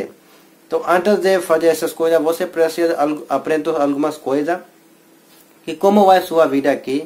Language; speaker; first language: Portuguese; non-native, learner; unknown